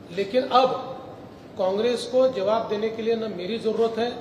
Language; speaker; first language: Hindi; non-native, local second language; Marathi